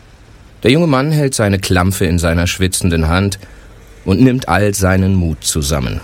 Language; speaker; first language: German; native; German